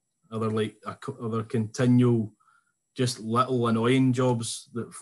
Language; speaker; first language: English; native; English